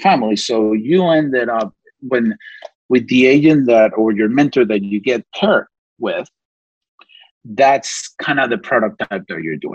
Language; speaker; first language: English; non-native, fluent; Spanish